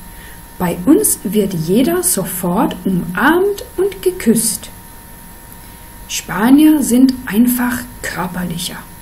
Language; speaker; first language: German; non-native, fluent; Danish